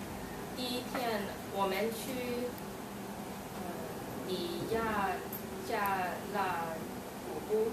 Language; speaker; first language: Chinese; non-native, learner; English